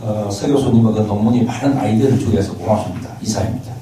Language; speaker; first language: Korean; native; Korean